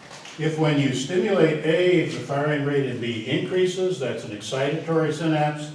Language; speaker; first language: English; native; English